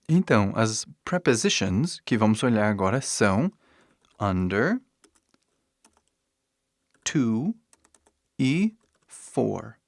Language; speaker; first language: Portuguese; non-native, fluent; English